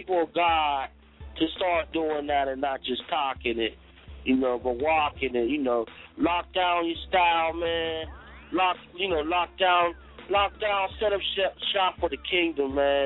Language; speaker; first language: English; native; English